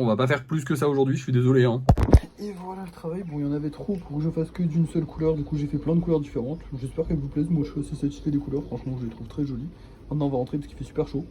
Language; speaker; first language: French; native; French